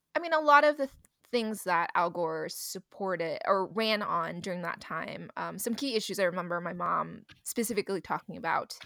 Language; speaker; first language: English; native; English